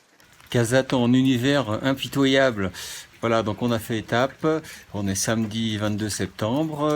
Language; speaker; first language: French; native; French